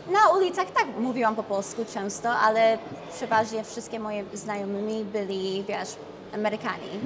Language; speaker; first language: Polish; early bilingual, heritage; Polish